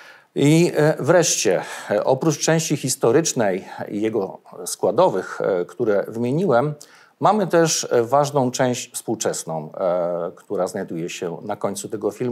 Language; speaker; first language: Polish; native; Polish